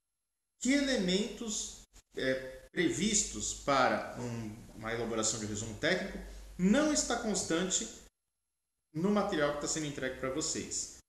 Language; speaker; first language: Portuguese; native; Portuguese